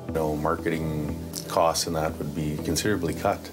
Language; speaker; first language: English; native; English